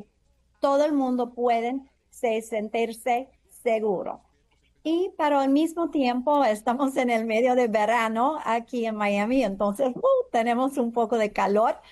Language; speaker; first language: Spanish; non-native, learner; English